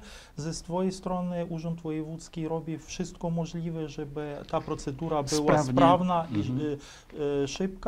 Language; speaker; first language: Polish; non-native, fluent; Ukrainian